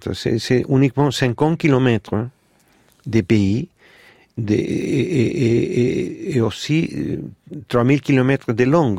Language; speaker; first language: French; non-native, fluent; Spanish